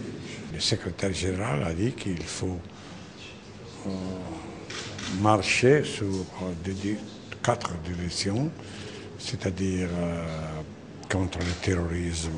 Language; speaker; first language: French; non-native, fluent; Italian